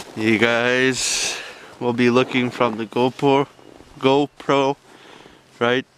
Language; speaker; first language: English; native; English